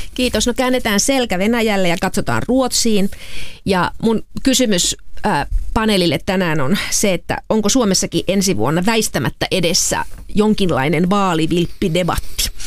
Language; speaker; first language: Finnish; native; Finnish